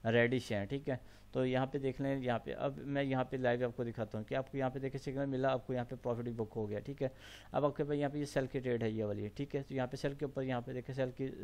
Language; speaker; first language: Urdu; non-native, local second language; Punjabi